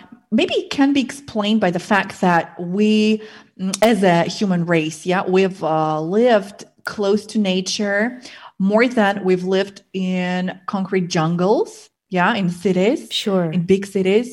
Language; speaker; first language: English; non-native, fluent; Russian